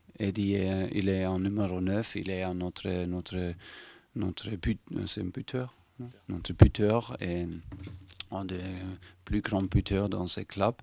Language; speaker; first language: French; non-native, fluent; German